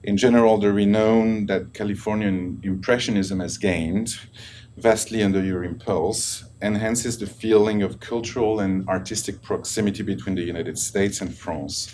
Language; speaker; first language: English; non-native, fluent; French